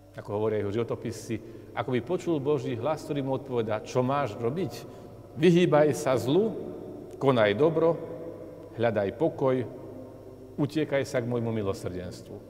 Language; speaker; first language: Slovak; native; Slovak